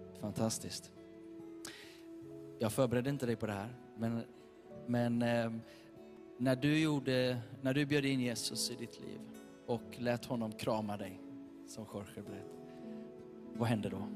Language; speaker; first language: Swedish; native; Swedish